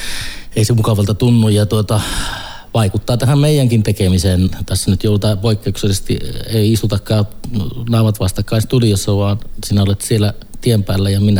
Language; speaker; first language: Finnish; native; Finnish